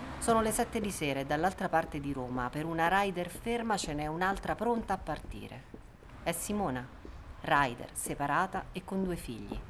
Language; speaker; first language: Italian; native; Italian